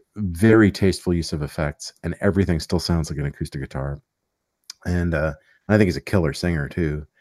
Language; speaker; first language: English; native; English